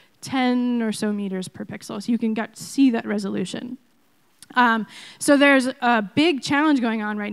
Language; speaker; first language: English; native; English